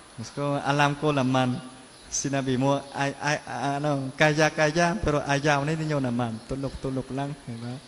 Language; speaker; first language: Filipino; non-native, learner; Vietnamese